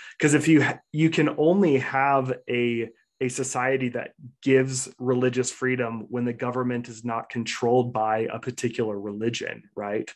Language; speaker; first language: English; native; English